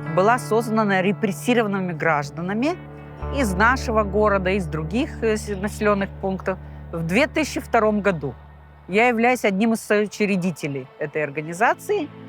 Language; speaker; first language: Russian; non-native, local second language; Gagauz